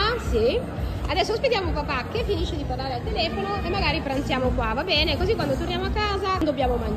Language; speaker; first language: Italian; native; Italian